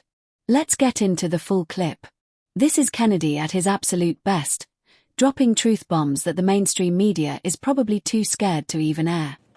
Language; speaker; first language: English; native; English